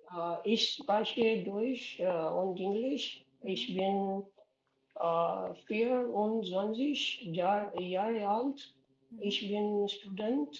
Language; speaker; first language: German; non-native, learner; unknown